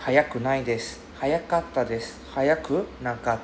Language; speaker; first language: Japanese; non-native, fluent; English